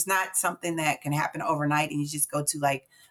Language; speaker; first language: English; native; English